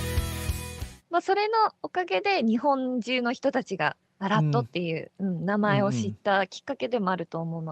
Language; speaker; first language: Japanese; native; Japanese